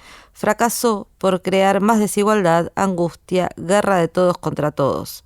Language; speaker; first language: Spanish; native; Spanish